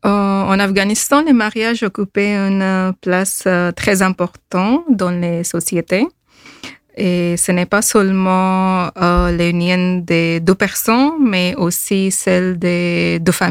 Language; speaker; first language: French; non-native, learner; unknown